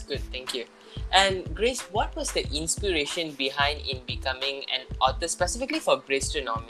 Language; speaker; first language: English; non-native, local second language; Tamil